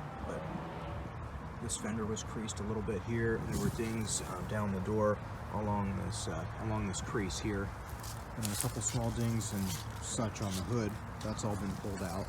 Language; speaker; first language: English; native; English